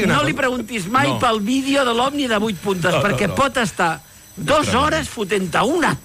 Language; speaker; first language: Catalan; native; Catalan